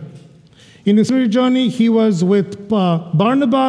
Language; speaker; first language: English; non-native, local second language; Malayalam